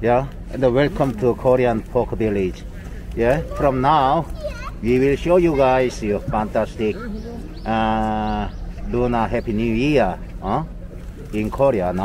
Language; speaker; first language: English; non-native, learner; Korean